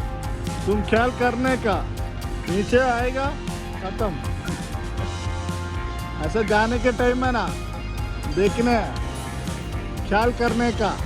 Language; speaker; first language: Hindi; non-native, learner; Malayalam